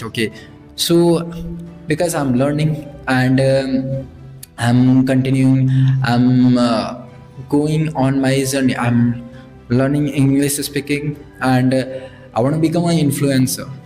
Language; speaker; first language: English; non-native, learner; Bhojpuri